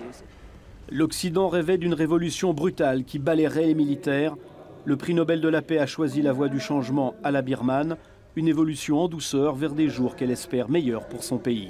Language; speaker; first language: French; native; French